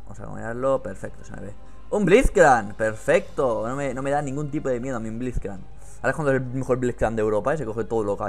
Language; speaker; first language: Spanish; native; Spanish